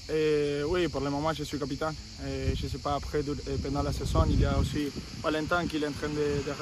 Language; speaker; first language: French; non-native, fluent; Spanish